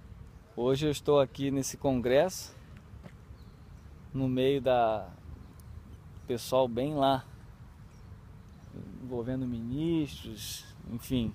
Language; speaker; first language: Portuguese; native; Portuguese